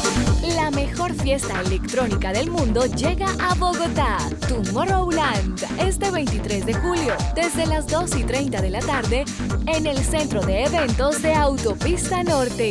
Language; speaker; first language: Spanish; native; Spanish